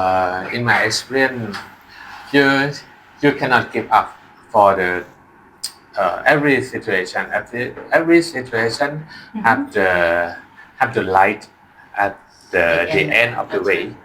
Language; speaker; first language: English; non-native, learner; Thai